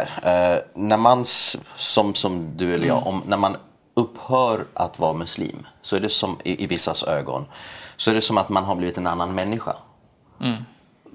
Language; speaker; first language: Swedish; early bilingual, other home language; Persian